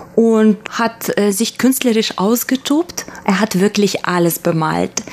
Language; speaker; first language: German; early bilingual, other home language; Russian